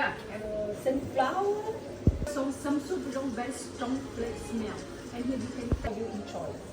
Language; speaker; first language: English; non-native, learner; Vietnamese